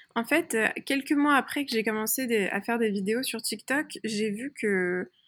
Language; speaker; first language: French; early bilingual, other home language; Persian